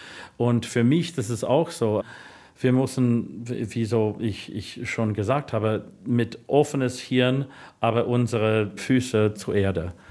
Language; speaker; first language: German; non-native, fluent; English